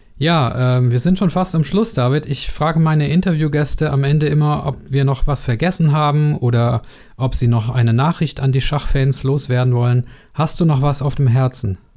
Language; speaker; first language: German; native; German